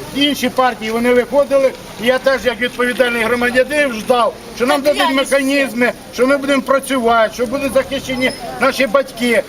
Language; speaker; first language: Ukrainian; native; Ukrainian